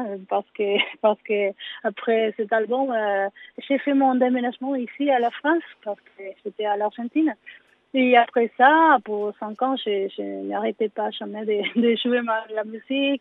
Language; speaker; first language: French; non-native, learner; Spanish